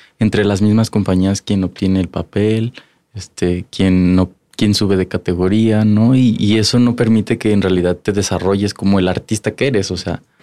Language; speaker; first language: Spanish; native; Spanish